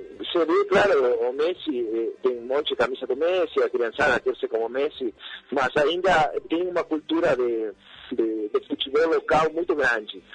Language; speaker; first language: Portuguese; non-native, fluent; Spanish